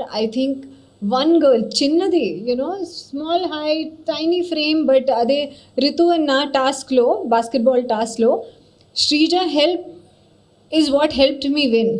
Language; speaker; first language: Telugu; non-native, learner; Hindi